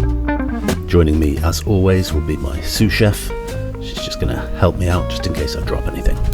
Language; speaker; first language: English; native; English